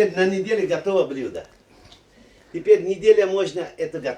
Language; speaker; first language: Russian; non-native, fluent; Uzbek